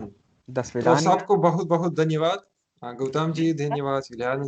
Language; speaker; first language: Hindi; non-native, learner; Russian